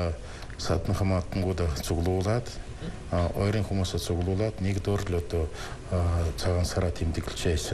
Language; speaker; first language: Mongolian; non-native, fluent; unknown